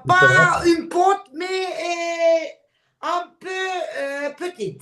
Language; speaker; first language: French; non-native, learner; Turkish